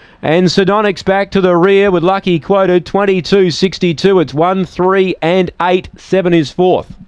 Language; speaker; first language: English; native; English